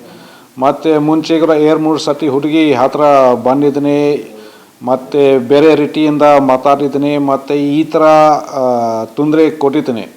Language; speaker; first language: Kannada; non-native, learner; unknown